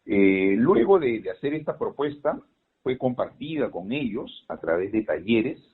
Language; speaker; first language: Spanish; native; Spanish